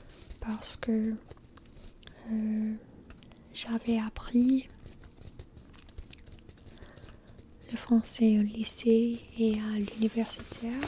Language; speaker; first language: French; non-native, learner; English